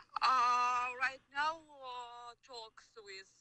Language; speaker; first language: English; non-native, learner; Ukrainian